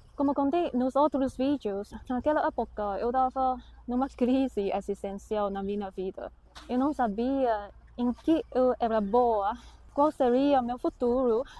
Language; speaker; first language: Portuguese; non-native, fluent; Chinese